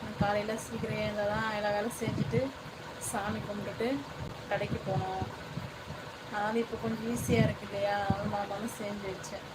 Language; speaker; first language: Tamil; non-native, local second language; Telugu